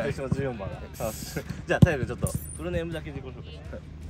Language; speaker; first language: Japanese; native; Japanese